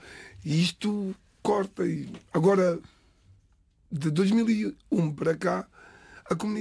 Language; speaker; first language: Portuguese; non-native, local second language; Kabuverdianu